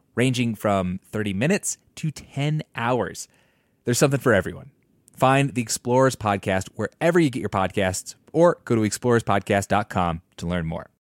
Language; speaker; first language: English; native; English